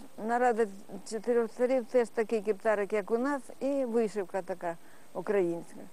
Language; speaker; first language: Ukrainian; non-native, local second language; Russian